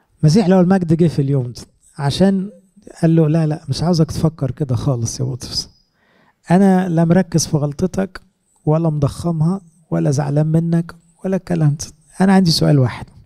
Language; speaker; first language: Arabic; native; Arabic